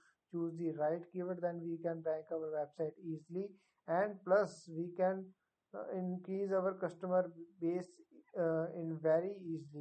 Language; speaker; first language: English; non-native, local second language; Punjabi